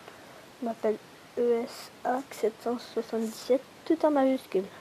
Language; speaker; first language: French; native; French